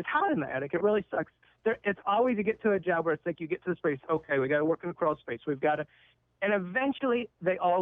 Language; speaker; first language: English; native; English